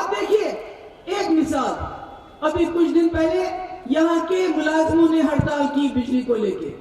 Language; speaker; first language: Urdu; non-native, local second language; Kashmiri